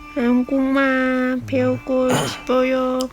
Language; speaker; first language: Korean; non-native, learner; Thai